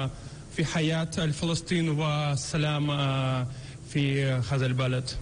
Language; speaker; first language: Arabic; non-native, learner; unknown